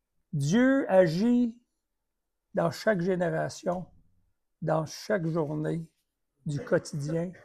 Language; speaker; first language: French; native; French